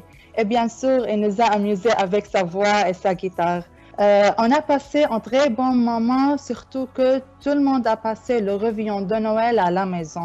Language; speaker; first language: French; non-native, learner; Arabic